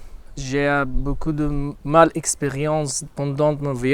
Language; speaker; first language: French; non-native, learner; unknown